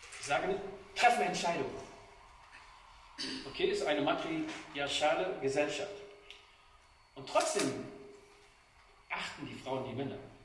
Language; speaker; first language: German; non-native, fluent; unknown